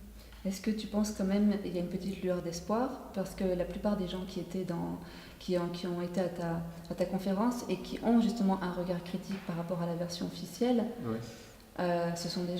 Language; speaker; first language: French; native; French